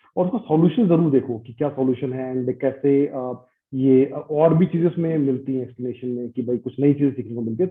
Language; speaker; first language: Hindi; native; Hindi